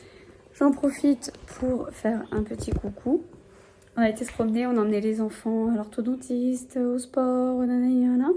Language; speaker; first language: French; native; French